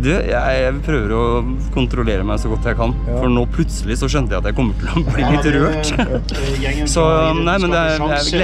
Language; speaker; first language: Norwegian; native; Norwegian